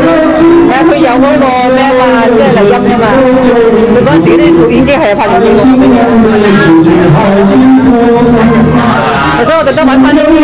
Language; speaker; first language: Cantonese; native; Cantonese